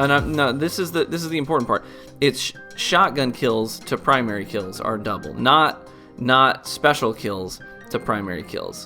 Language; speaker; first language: English; native; English